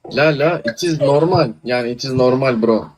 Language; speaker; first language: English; non-native, learner; Turkish